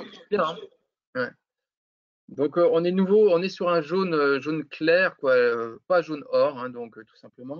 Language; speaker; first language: French; native; French